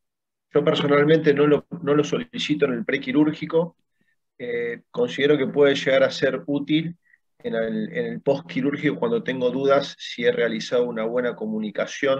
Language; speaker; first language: Spanish; native; Spanish